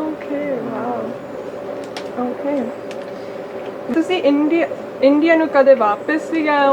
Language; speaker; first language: Punjabi; early bilingual, heritage; Punjabi